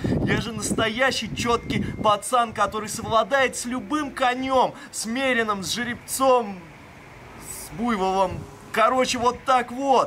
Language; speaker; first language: Russian; native; Russian